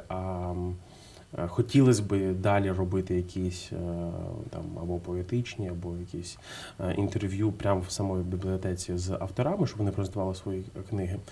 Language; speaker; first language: Ukrainian; native; Ukrainian